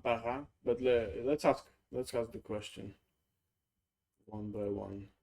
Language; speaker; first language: English; non-native, fluent; Russian